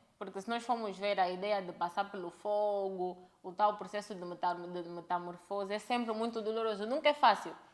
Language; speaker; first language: Portuguese; native; Portuguese